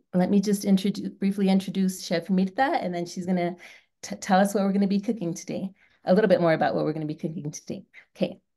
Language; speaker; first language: English; native; English